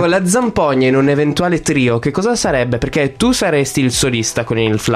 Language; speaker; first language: Italian; native; Italian